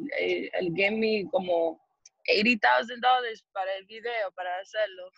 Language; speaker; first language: Spanish; early bilingual, heritage; English